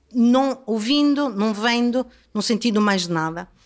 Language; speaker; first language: Portuguese; non-native, fluent; Italian